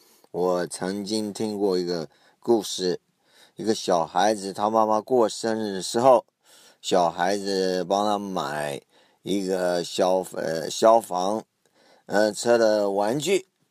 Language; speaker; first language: Chinese; non-native, fluent; English